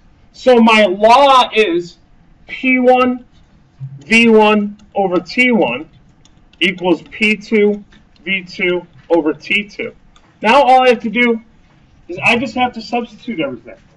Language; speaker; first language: English; native; English